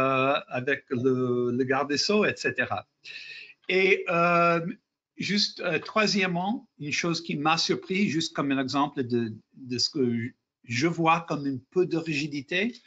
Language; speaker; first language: French; non-native, fluent; English